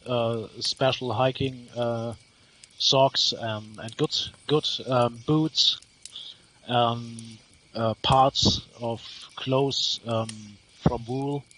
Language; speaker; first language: English; non-native, learner; German